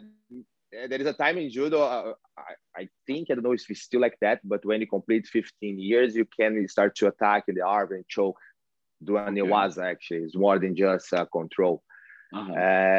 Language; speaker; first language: English; non-native, learner; Portuguese